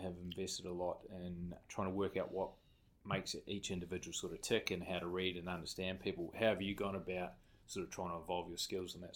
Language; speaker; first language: English; native; English